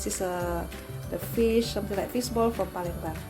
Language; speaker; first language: English; non-native, learner; Indonesian